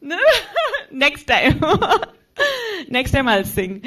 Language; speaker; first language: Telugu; non-native, fluent; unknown